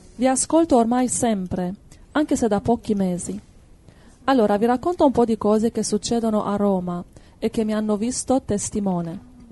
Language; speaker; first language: Italian; non-native, fluent; Hungarian